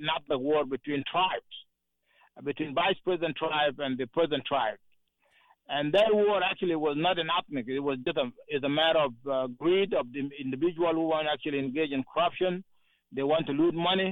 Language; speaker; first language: English; non-native, fluent; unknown